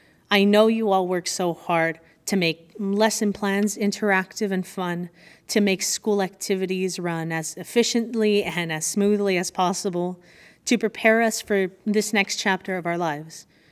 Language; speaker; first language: English; early bilingual, other home language; Spanish